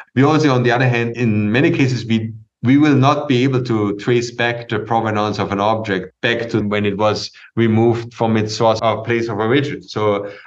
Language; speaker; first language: English; non-native, fluent; German